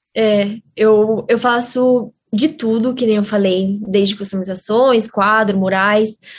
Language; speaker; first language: Portuguese; native; Portuguese